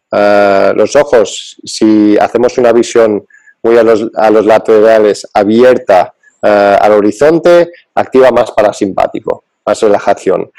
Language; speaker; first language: Spanish; early bilingual, other home language; English